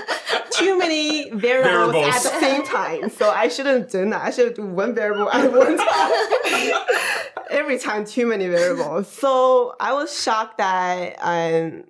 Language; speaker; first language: English; non-native, fluent; Chinese